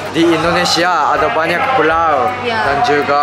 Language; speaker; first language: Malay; non-native, learner; Japanese